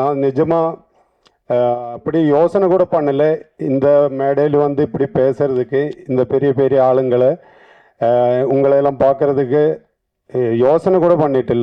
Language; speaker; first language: Tamil; non-native, learner; Malayalam